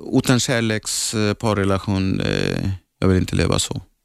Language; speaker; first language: Swedish; non-native, learner; Arabic